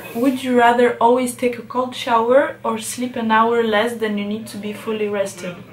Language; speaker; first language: English; non-native, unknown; Lithuanian